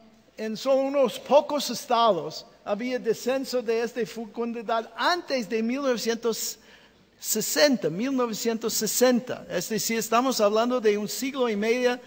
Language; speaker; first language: Spanish; non-native, fluent; English